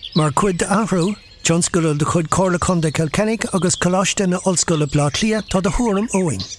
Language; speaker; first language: Irish; non-native, local second language; English